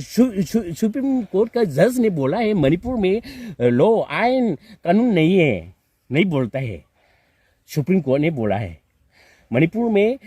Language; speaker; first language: Hindi; non-native, local second language; Manipuri